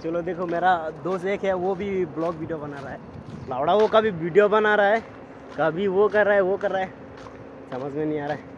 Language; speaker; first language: Hindi; non-native, local second language; Bangla